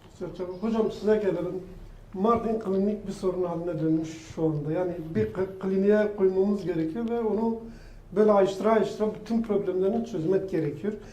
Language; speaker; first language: Turkish; non-native, local second language; Kurdish